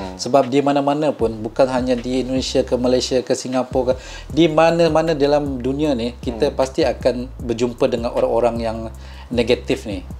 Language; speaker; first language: Malay; native; Malay